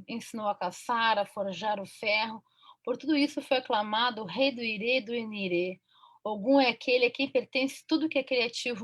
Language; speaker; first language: Portuguese; native; Portuguese